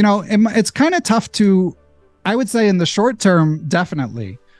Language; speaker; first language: English; native; English